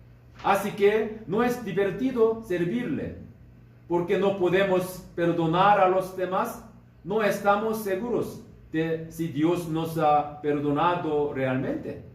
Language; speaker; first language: Spanish; non-native, learner; Korean